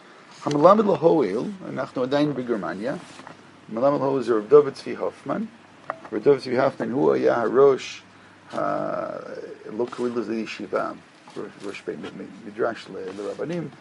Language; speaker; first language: Hebrew; non-native, fluent; English